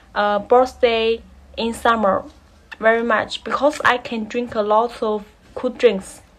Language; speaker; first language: English; non-native, learner; Chinese